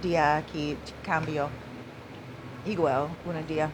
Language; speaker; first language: Spanish; non-native, learner; English